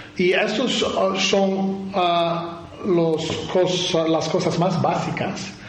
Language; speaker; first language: Spanish; non-native, learner; English